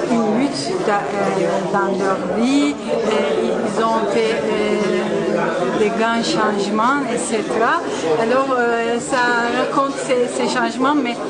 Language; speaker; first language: French; non-native, fluent; Turkish